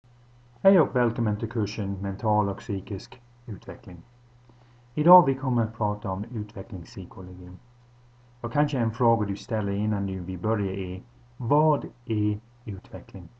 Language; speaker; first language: Swedish; non-native, fluent; English